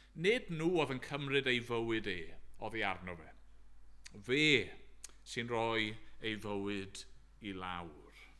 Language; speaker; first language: Welsh; native; Welsh